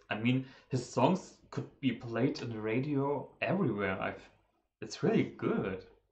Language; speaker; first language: English; non-native, fluent; German